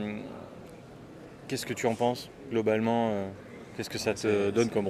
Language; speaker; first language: French; native; French